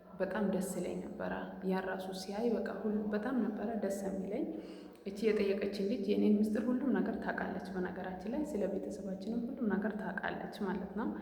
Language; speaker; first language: Amharic; native; Amharic